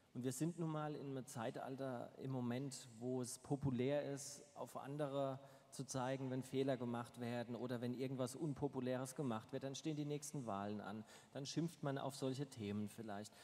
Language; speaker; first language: German; native; German